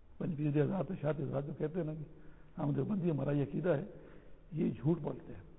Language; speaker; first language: Urdu; non-native, local second language; Pashto